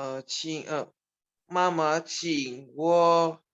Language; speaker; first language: Chinese; non-native, learner; Indonesian